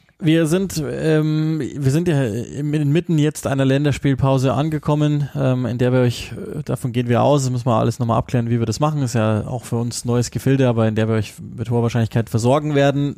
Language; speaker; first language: German; native; German